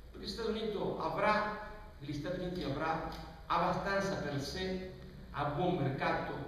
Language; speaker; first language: Italian; non-native, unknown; Spanish